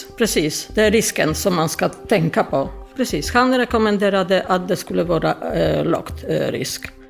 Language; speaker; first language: Swedish; non-native, fluent; Polish